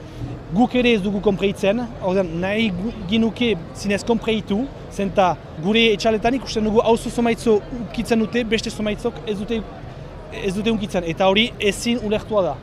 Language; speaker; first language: Basque; native; Basque